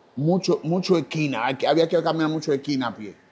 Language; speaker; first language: Spanish; non-native, fluent; Haitian Creole